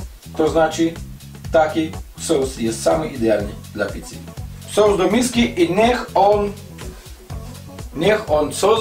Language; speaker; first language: Polish; non-native, learner; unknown